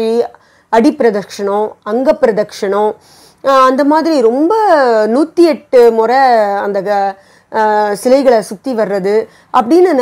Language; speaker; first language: Tamil; native; Tamil